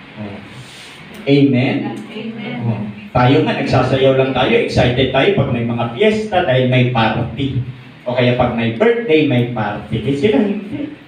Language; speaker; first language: Filipino; non-native, local second language; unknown